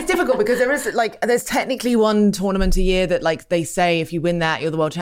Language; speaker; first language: English; native; English